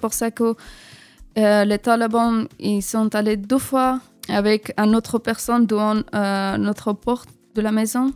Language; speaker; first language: French; non-native, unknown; Persian